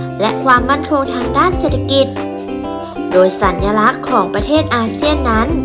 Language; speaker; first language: Thai; native; Thai